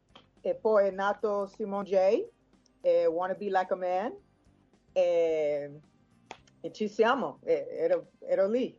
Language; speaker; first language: Italian; non-native, fluent; English